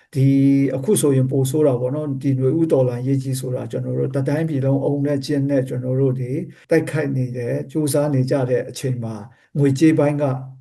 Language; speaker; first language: Burmese; non-native, local second language; Kachin